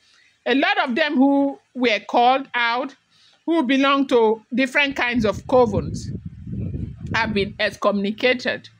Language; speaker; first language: English; non-native, local second language; Yoruba